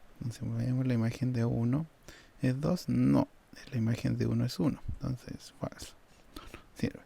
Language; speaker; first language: Spanish; native; Spanish